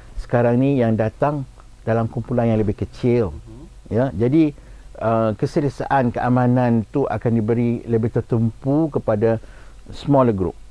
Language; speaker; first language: Malay; native; Malay